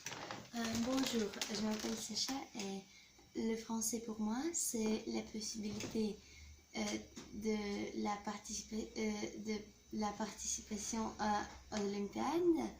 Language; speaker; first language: French; non-native, learner; Russian